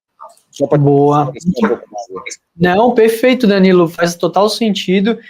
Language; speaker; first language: Portuguese; native; Portuguese